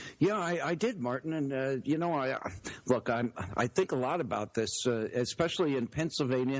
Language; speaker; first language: English; native; English